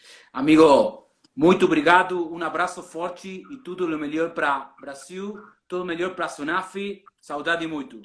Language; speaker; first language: Portuguese; non-native, learner; Spanish